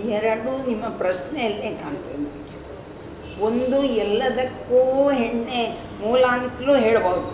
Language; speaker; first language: Kannada; non-native, local second language; Tulu